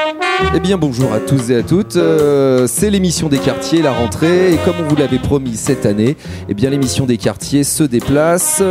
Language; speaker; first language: French; native; French